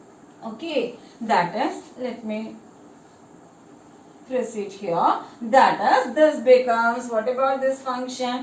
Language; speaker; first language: English; non-native, local second language; Malayalam